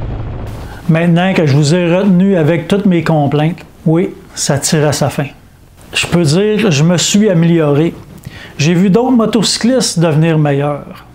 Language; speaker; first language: French; native; French